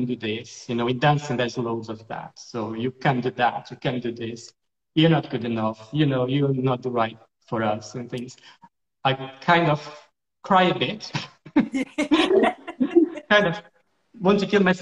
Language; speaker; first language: English; non-native, fluent; Portuguese